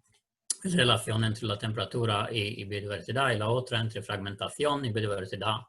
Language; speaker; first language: Spanish; non-native, learner; Swedish